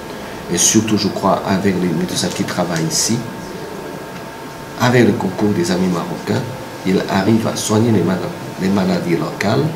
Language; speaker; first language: French; non-native, fluent; Chinese